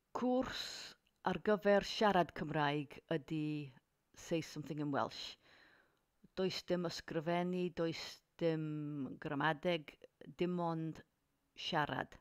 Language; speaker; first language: Welsh; non-native, learner; English